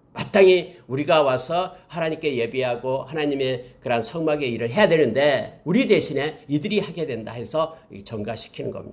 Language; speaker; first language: Korean; native; Korean